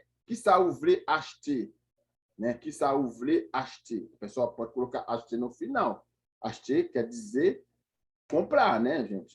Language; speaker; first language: Portuguese; non-native, fluent; Haitian Creole